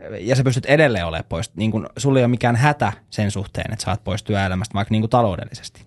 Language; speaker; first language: Finnish; native; Finnish